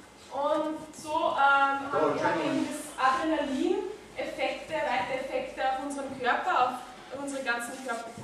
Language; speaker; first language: German; native; German